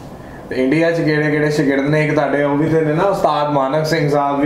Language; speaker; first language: Hindi; native; Hindi